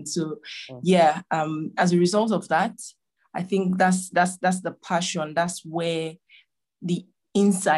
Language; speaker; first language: English; non-native, local second language; Igbo